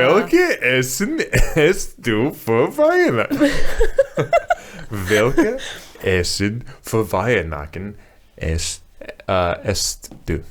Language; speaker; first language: German; non-native, learner; English